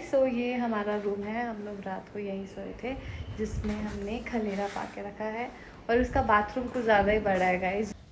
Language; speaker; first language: Hindi; native; Hindi